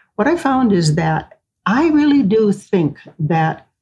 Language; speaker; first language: English; native; English